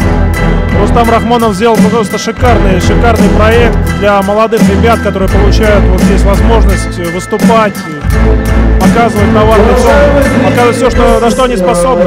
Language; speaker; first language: Russian; native; Russian